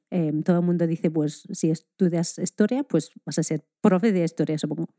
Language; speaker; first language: Spanish; non-native, fluent; English